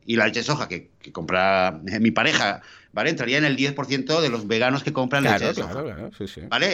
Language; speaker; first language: Spanish; native; Spanish